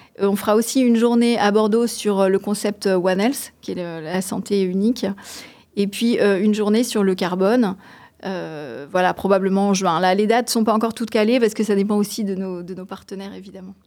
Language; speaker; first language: French; native; French